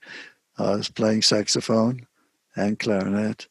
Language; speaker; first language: English; native; English